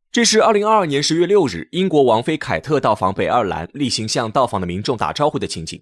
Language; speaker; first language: Chinese; native; Chinese